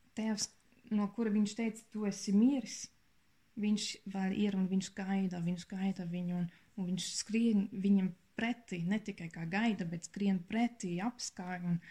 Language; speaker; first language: Latvian; non-native, learner; German